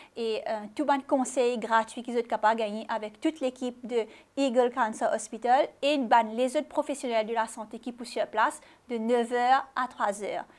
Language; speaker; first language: French; non-native, local second language; Morisyen